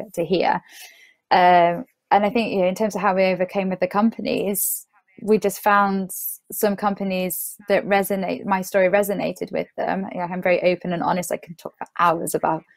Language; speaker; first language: English; native; English